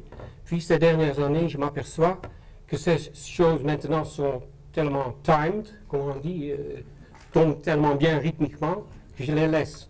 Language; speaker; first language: French; non-native, fluent; Dutch